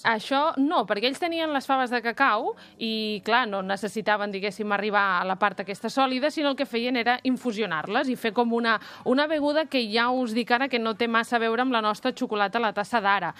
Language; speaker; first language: Catalan; native; Catalan